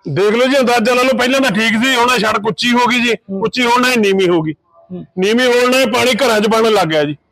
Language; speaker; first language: Punjabi; native; Punjabi